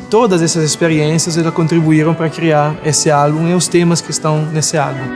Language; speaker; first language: Portuguese; non-native, fluent; Italian